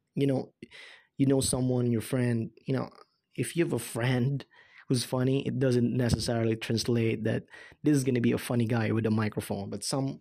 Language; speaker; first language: English; non-native, local second language; Cebuano